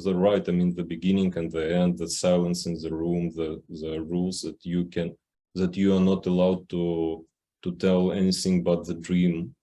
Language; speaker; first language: English; non-native, fluent; Ukrainian